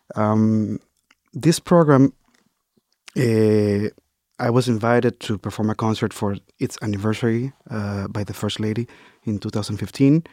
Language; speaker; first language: English; non-native, fluent; Spanish